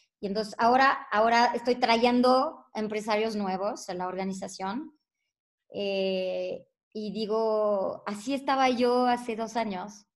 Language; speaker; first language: Spanish; non-native, fluent; French